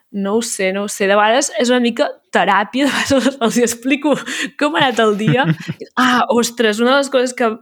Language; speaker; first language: Catalan; native; Catalan